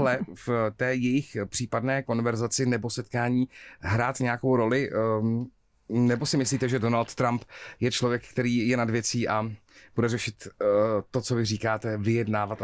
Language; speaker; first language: Czech; native; Czech